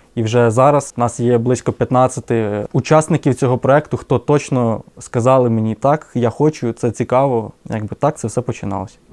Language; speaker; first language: Ukrainian; native; Ukrainian